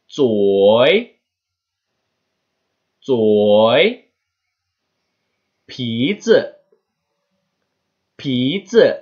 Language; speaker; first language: Chinese; non-native, fluent; Indonesian